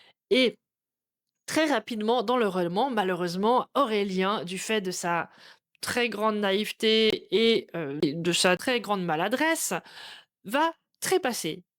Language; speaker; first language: French; native; French